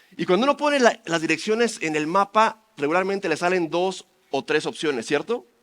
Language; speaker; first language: Spanish; native; Spanish